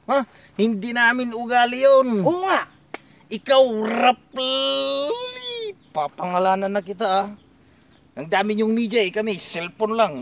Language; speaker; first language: Filipino; non-native, local second language; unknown